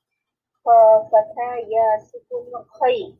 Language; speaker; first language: Arabic; non-native, learner; Bangla